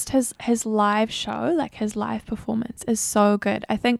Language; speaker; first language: English; native; English